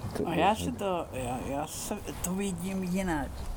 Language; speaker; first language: Czech; non-native, fluent; Icelandic